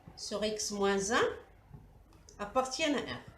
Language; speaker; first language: French; non-native, local second language; Arabic